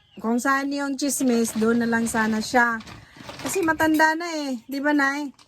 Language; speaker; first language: Filipino; non-native, local second language; Cebuano